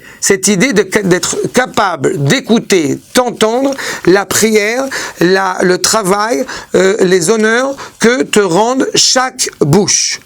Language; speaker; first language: French; native; French